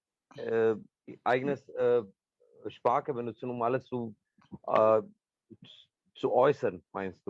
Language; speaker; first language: German; non-native, learner; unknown